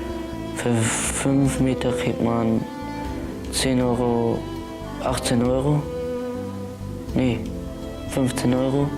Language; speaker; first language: German; early bilingual, other home language; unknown